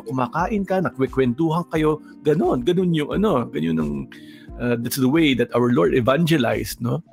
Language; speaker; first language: English; non-native, local second language; Filipino